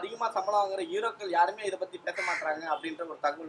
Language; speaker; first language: Tamil; native; Tamil